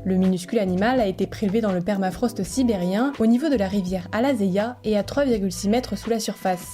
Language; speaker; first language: French; native; French